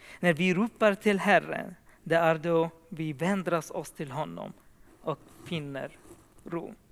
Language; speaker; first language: Swedish; non-native, fluent; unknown